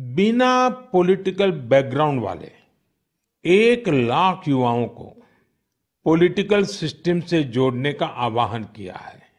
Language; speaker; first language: Hindi; non-native, local second language; Gujarati